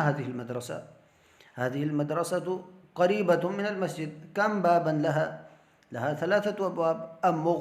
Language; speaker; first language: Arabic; non-native, fluent; Urdu